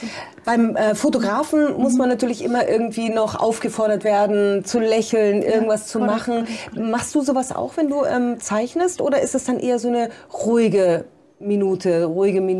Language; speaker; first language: German; native; German